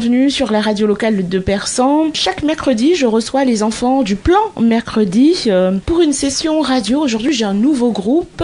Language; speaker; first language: French; native; French